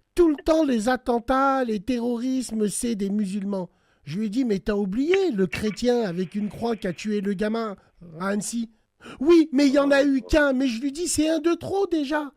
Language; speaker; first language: French; early bilingual, other home language; Arabic